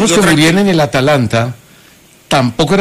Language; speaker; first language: Spanish; native; Spanish